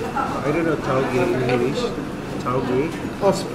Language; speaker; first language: English; non-native, learner; Indonesian